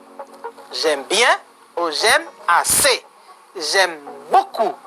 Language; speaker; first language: French; non-native, fluent; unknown